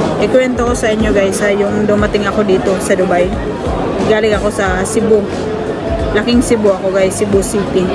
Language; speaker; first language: Filipino; non-native, local second language; Cebuano